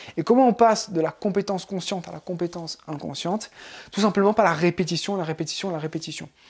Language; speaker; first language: French; native; French